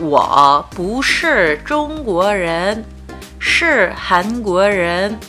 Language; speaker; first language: Chinese; non-native, fluent; Korean